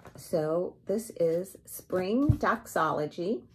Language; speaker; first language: English; native; English